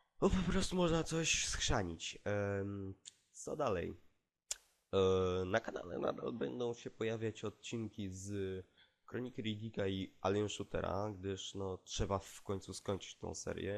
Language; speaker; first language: Polish; native; Polish